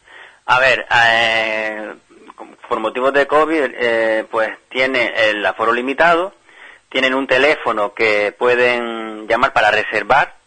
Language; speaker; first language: Spanish; native; Spanish